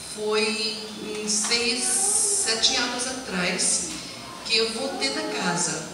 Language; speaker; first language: Portuguese; non-native, learner; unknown